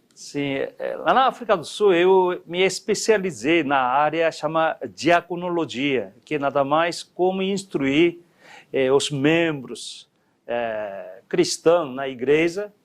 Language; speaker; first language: Portuguese; non-native, fluent; Korean